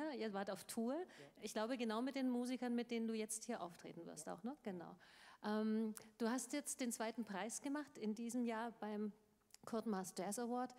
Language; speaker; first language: German; native; German